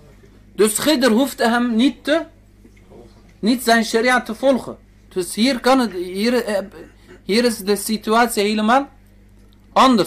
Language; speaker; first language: Dutch; early bilingual, other home language; Turkish